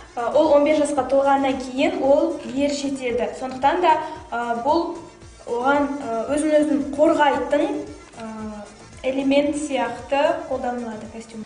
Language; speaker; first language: Kazakh; non-native, local second language; Chechen